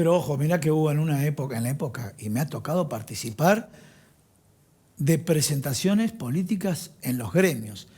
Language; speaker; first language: Spanish; native; Spanish